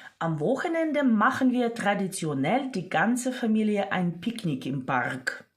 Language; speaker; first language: German; non-native, fluent; Ukrainian